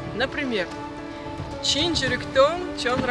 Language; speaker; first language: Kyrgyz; non-native, learner; Russian